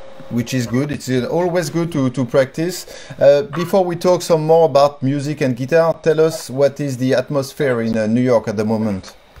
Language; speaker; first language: English; non-native, fluent; French